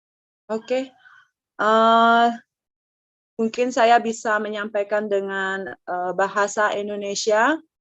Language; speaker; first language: Indonesian; non-native, local second language; Balinese